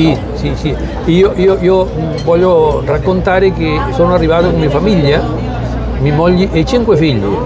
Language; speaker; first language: Italian; early bilingual, heritage; Spanish